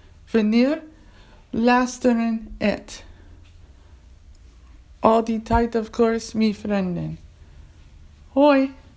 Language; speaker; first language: Dutch; non-native, learner; English